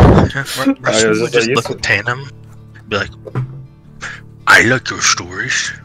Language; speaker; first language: English; native; English